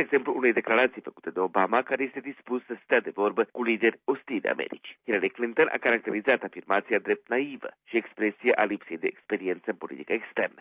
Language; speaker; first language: Romanian; native; Romanian